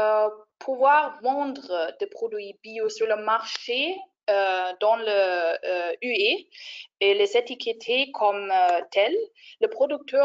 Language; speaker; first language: French; non-native, fluent; German